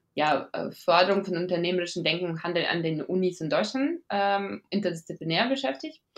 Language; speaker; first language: German; non-native, fluent; Latvian